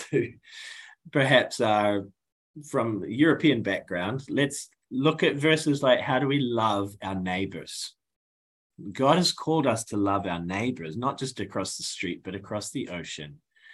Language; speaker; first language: English; native; English